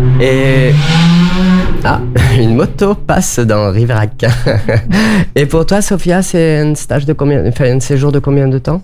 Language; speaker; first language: French; native; French